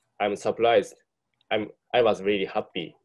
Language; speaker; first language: English; non-native, learner; Japanese